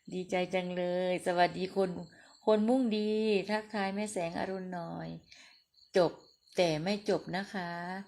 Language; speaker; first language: Thai; non-native, local second language; Northeastern Thai